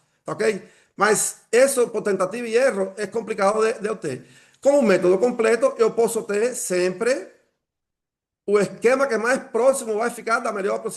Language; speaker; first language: Portuguese; non-native, fluent; Spanish